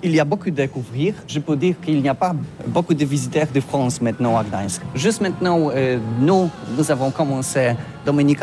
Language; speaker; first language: French; non-native, learner; Polish